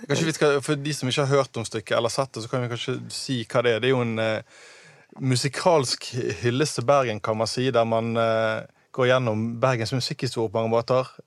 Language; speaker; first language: Norwegian; native; Norwegian